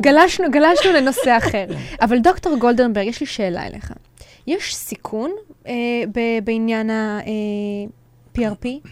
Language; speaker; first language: Hebrew; native; Hebrew